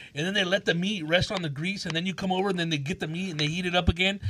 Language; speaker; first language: English; early bilingual, other home language; Spanish